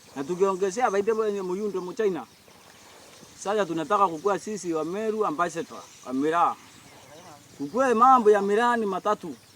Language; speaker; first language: Swahili; native; Swahili